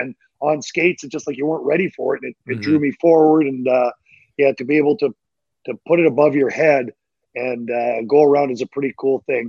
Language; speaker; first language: English; native; English